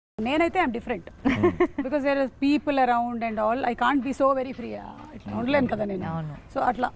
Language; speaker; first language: Telugu; native; Telugu